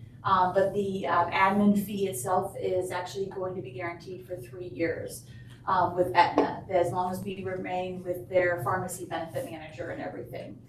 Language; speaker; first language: English; native; English